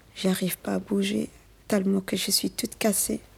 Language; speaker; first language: French; early bilingual, other home language; Somali